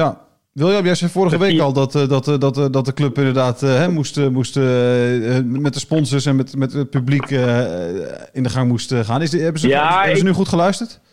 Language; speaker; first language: Dutch; native; Dutch